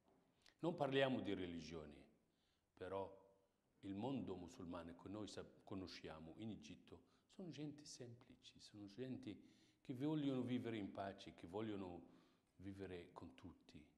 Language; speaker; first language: Italian; non-native, fluent; Arabic